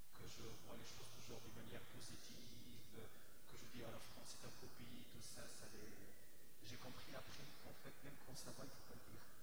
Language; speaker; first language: French; non-native, fluent; Arabic